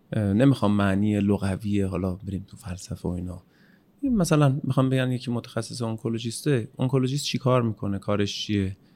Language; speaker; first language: Persian; native; Persian